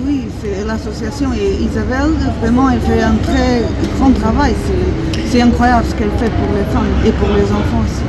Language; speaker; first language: French; non-native, fluent; Portuguese